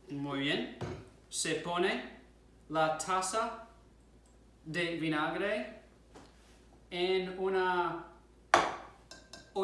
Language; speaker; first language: Spanish; non-native, fluent; English